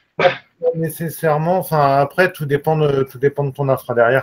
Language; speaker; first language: French; native; French